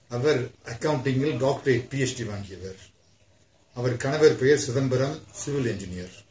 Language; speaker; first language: Tamil; early bilingual, heritage; Tamil